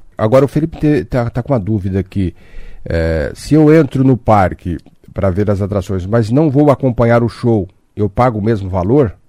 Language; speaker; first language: Portuguese; native; Portuguese